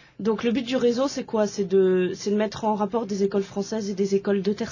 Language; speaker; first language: French; native; French